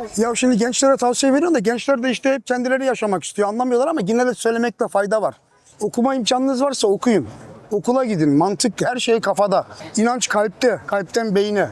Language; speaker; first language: Turkish; early bilingual, heritage; Turkish